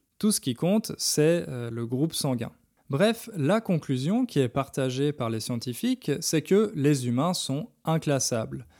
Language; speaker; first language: French; native; French